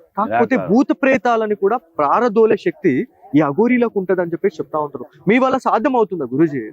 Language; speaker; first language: Telugu; native; Telugu